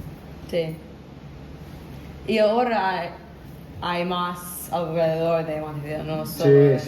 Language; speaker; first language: Spanish; non-native, learner; English